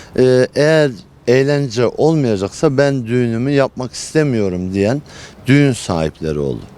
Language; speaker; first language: Turkish; native; Turkish